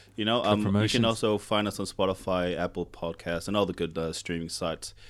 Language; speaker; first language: English; non-native, fluent; Tongan